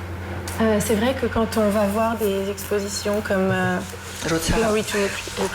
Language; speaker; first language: French; non-native, fluent; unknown